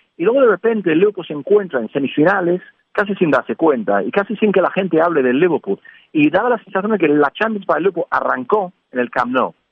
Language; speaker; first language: Spanish; non-native, fluent; English